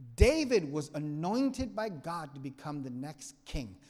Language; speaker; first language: English; non-native, fluent; Vietnamese